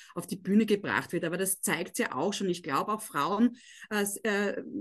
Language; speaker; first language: German; native; German